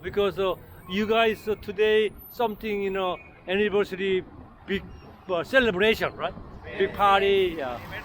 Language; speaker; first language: English; non-native, learner; Korean